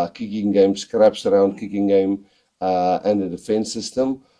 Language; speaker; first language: English; non-native, local second language; Afrikaans